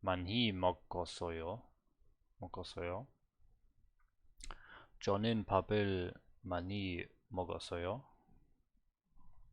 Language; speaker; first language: Korean; non-native, learner; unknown